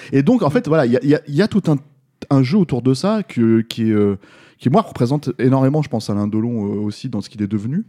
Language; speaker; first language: French; native; French